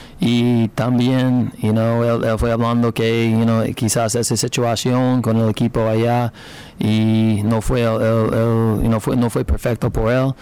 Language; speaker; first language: Spanish; non-native, learner; English